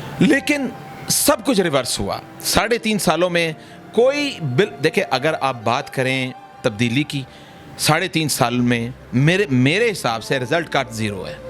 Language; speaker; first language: Urdu; non-native, local second language; Punjabi